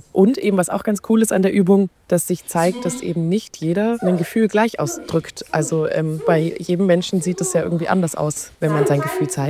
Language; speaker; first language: German; native; German